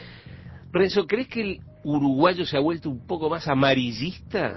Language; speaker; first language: Spanish; native; Spanish